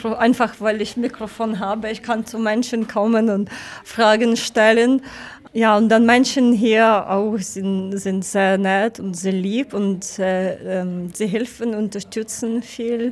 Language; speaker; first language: German; non-native, learner; Ukrainian